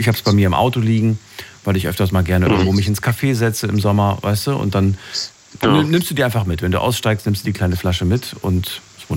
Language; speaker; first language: German; native; German